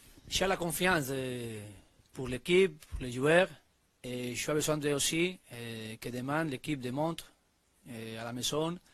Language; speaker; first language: French; non-native, learner; Spanish